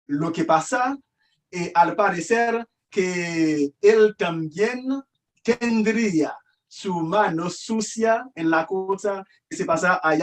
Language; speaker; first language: Spanish; non-native, learner; Haitian Creole